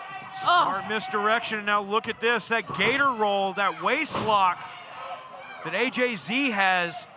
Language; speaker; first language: English; native; English